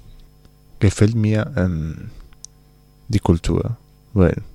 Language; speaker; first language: German; non-native, learner; Spanish